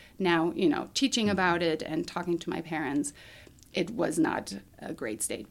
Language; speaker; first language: English; non-native, fluent; German